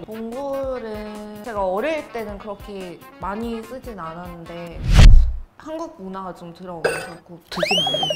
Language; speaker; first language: Korean; non-native, fluent; Mongolian